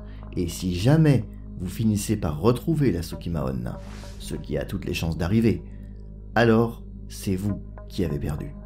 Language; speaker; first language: French; native; French